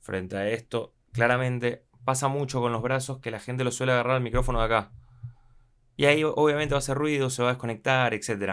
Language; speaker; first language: Spanish; native; Spanish